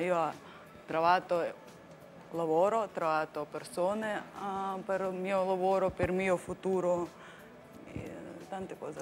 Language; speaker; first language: Italian; non-native, learner; Russian